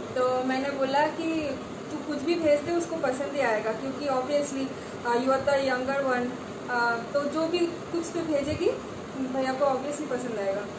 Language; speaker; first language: Hindi; non-native, local second language; Bangla